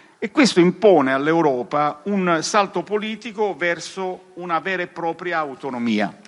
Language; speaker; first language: Italian; native; Italian